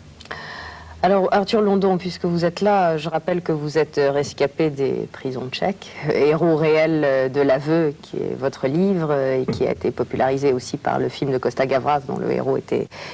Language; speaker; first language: French; native; French